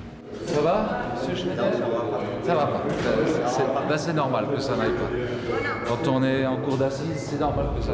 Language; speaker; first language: French; native; French